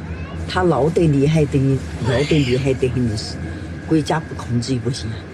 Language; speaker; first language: Chinese; native; Chinese